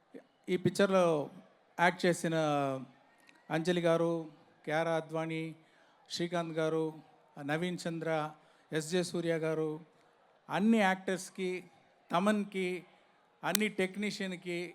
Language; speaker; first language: Telugu; non-native, local second language; Tamil